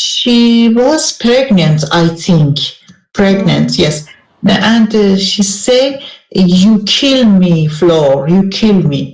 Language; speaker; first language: English; non-native, learner; Persian